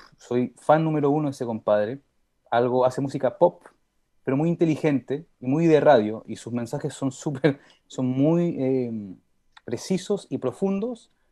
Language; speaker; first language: Spanish; early bilingual, heritage; Spanish